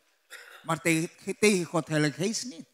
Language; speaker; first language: Dutch; non-native, learner; Indonesian